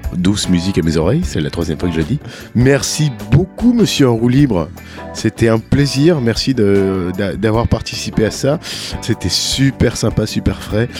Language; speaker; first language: French; native; French